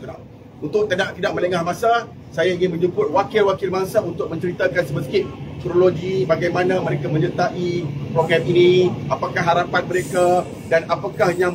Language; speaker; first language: Malay; native; Malay